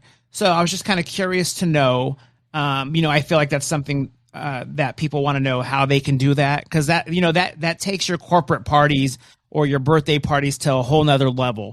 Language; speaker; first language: English; native; English